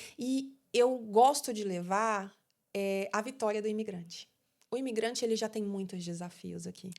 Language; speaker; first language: Portuguese; native; Portuguese